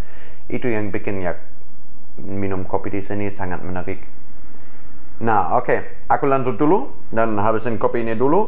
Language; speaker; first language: Indonesian; non-native, fluent; German